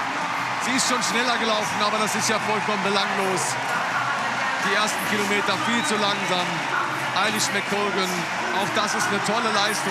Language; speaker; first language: German; native; German